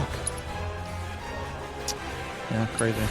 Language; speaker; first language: English; native; English